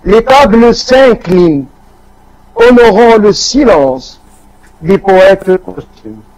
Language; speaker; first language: French; non-native, local second language; Arabic